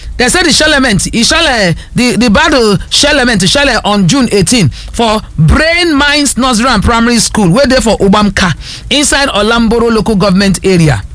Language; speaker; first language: Nigerian Pidgin; non-native, local second language; Yoruba